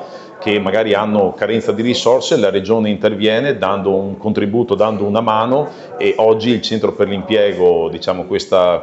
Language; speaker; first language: Italian; native; Italian